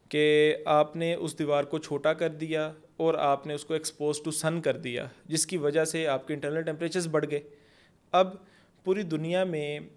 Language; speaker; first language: Urdu; non-native, local second language; Punjabi